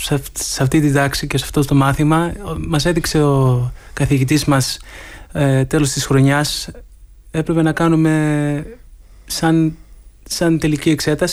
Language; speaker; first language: Greek; early bilingual, heritage; Greek